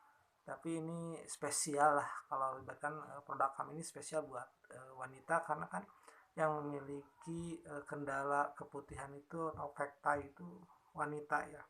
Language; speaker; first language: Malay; non-native, local second language; Sundanese